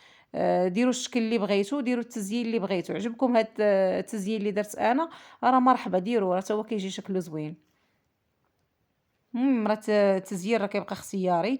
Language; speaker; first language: Arabic; native; Arabic